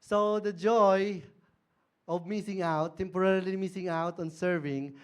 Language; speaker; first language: English; non-native, local second language; Filipino